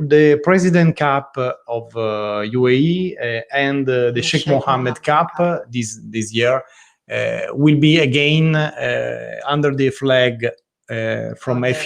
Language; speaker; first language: English; non-native, learner; Italian